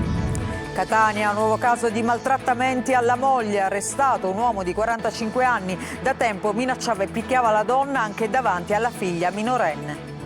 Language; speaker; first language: Italian; native; Italian